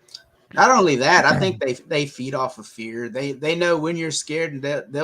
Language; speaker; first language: English; native; English